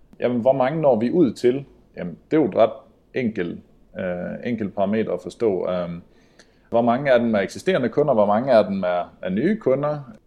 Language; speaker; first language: Danish; native; Danish